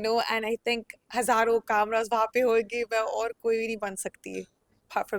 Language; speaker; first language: Hindi; non-native, learner; Punjabi